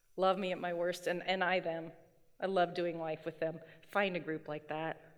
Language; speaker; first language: English; native; English